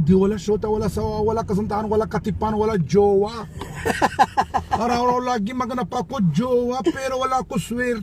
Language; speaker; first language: Filipino; non-native, learner; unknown